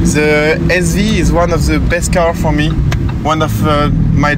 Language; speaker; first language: English; non-native, learner; French